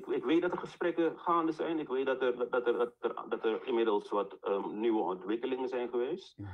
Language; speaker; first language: Dutch; native; Dutch